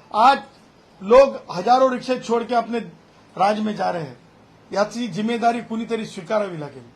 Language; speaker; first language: Hindi; non-native, local second language; Marathi